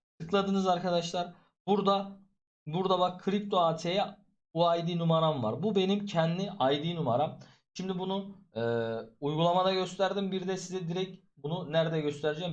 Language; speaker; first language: Turkish; native; Turkish